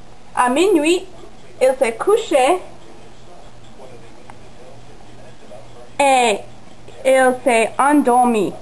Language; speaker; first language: French; non-native, learner; English